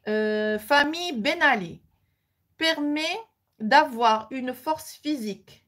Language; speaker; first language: French; non-native, local second language; Arabic